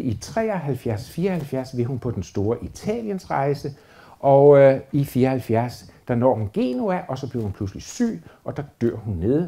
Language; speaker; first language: Danish; native; Danish